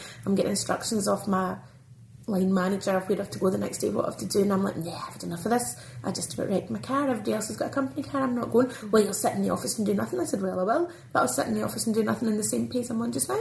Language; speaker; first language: English; native; English